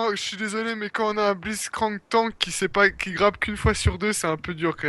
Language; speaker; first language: French; native; French